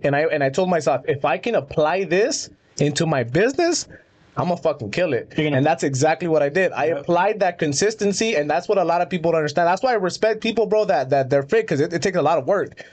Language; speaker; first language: English; early bilingual, other home language; Spanish